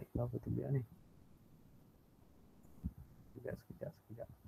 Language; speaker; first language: Malay; native; Malay